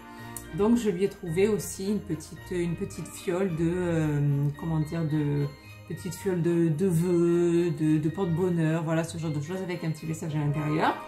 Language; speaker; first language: French; native; French